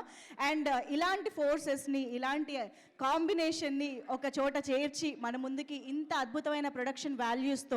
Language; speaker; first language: Telugu; native; Telugu